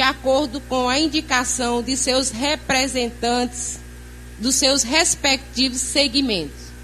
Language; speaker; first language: Portuguese; native; Portuguese